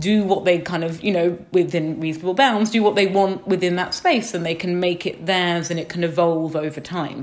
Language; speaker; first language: English; native; English